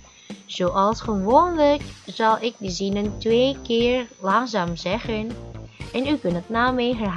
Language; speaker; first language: Dutch; non-native, fluent; Indonesian